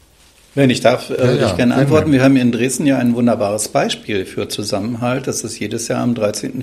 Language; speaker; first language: German; native; German